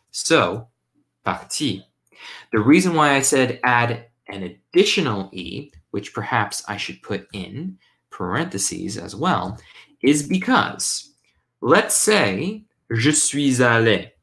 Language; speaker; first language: English; native; English